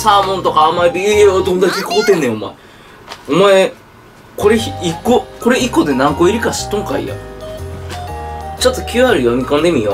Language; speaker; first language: Japanese; native; Japanese